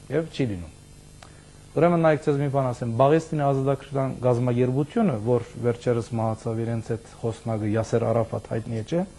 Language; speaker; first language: Armenian; early bilingual, heritage; Armenian